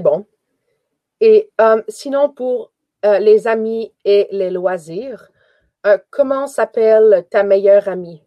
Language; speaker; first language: French; native; French